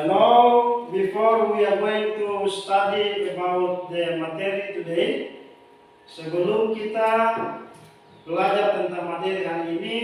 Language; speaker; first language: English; non-native, learner; Indonesian